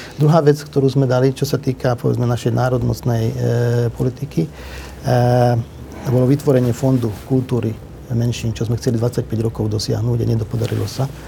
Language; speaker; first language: Slovak; non-native, local second language; Hungarian